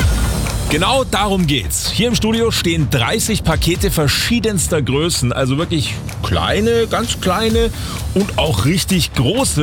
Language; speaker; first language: German; native; German